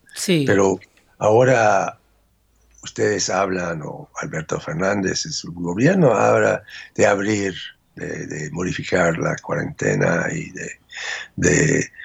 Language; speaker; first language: Spanish; non-native, fluent; English